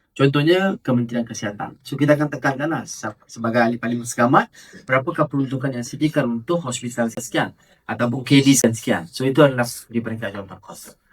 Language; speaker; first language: Malay; non-native, local second language; Tamil